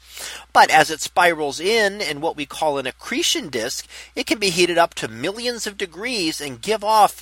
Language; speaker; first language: English; native; English